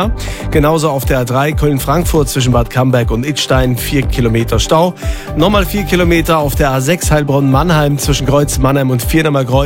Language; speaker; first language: German; native; German